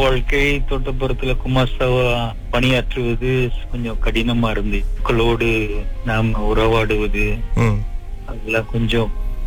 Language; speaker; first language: Tamil; early bilingual, heritage; Tamil